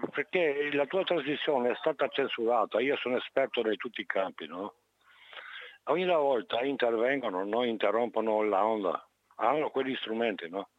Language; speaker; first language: Italian; non-native, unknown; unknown